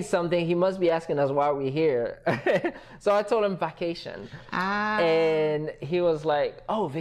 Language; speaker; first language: English; non-native, fluent; Haitian Creole